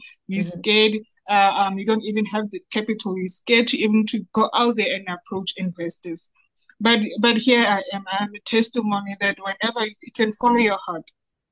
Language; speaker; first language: English; non-native, local second language; Southern Sotho